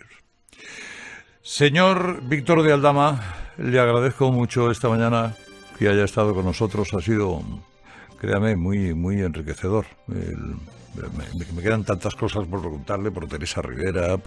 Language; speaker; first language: Spanish; native; Spanish